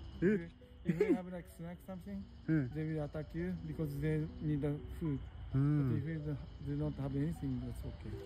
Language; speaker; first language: English; non-native, learner; Japanese